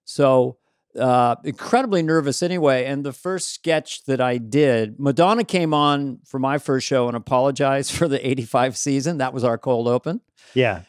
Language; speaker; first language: English; native; English